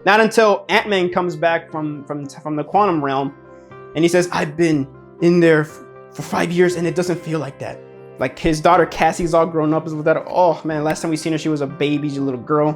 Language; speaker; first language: English; native; English